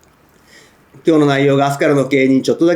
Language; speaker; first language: Japanese; native; Japanese